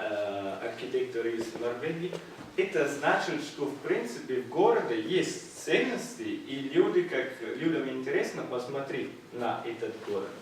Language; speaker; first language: Russian; non-native, fluent; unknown